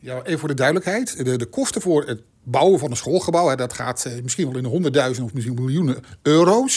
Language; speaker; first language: Dutch; native; Dutch